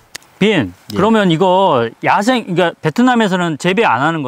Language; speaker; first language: Korean; native; Korean